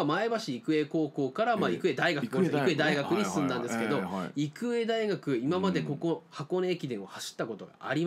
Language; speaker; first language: Japanese; native; Japanese